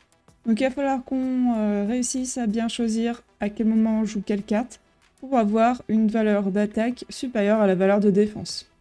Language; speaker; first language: French; native; French